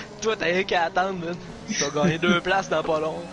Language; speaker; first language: French; native; French